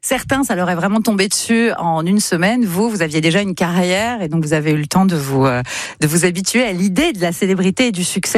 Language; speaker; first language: French; native; French